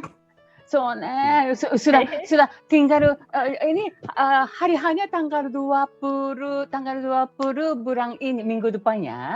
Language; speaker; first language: Indonesian; non-native, fluent; Japanese